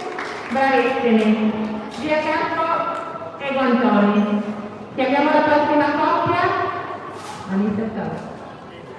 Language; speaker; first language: Italian; native; Italian